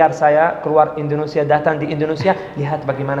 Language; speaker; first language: Indonesian; non-native, learner; Arabic